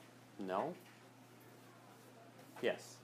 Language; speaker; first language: English; native; English